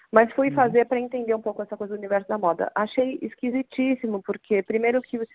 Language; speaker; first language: Portuguese; native; Portuguese